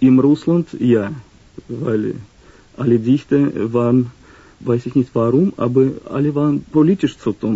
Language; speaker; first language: German; non-native, learner; Russian